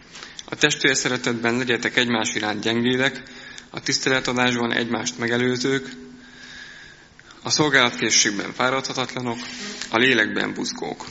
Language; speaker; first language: Hungarian; native; Hungarian